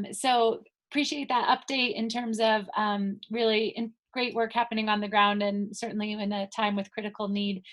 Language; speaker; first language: English; native; English